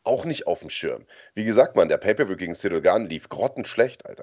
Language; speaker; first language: German; native; German